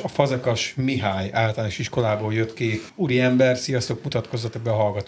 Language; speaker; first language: Hungarian; native; Hungarian